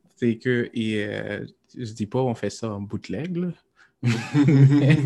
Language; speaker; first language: French; native; French